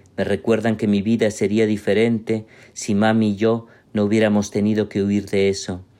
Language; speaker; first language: Spanish; native; Spanish